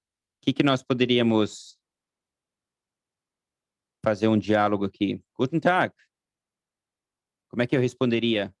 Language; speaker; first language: Portuguese; non-native, fluent; German